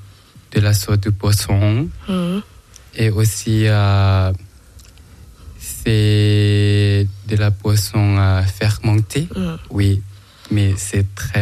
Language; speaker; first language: French; non-native, learner; Thai